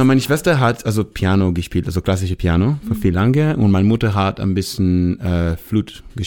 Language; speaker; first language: German; non-native, learner; Hebrew